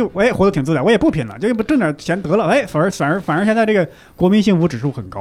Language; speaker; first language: Chinese; native; Chinese